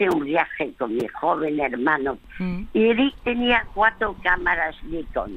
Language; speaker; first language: Spanish; early bilingual, other home language; French